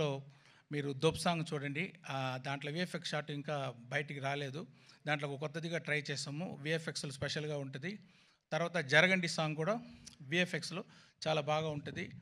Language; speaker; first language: Telugu; non-native, fluent; Tamil